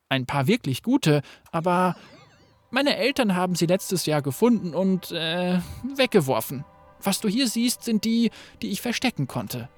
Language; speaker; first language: German; native; German